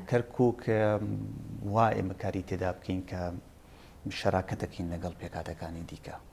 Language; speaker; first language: Central Kurdish; native; Central Kurdish